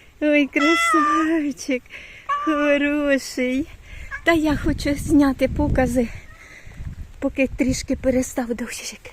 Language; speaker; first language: Ukrainian; native; Ukrainian